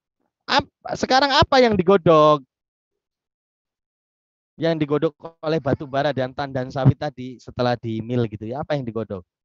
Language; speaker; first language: Indonesian; native; Indonesian